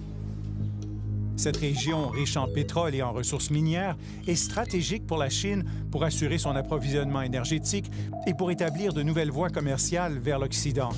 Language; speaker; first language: French; native; French